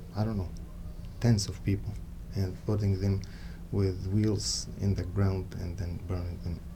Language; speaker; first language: English; non-native, fluent; Arabic